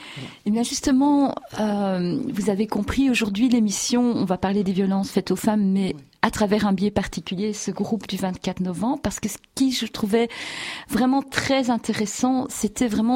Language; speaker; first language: French; native; French